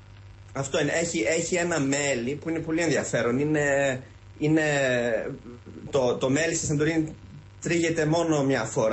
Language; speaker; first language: Greek; early bilingual, heritage; Greek